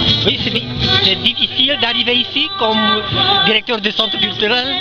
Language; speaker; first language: French; non-native, local second language; Romanian